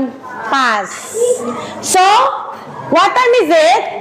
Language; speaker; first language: English; non-native, learner; Indonesian